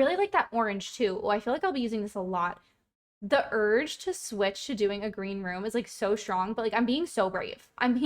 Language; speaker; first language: English; native; English